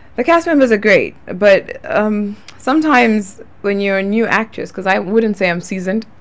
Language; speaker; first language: English; non-native, local second language; Ganda